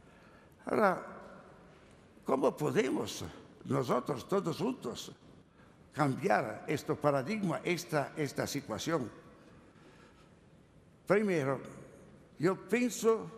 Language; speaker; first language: Spanish; non-native, learner; Italian